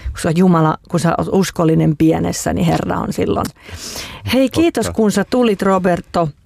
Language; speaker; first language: Finnish; native; Finnish